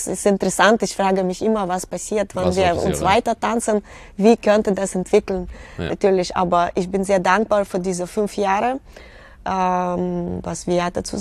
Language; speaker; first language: German; non-native, fluent; Russian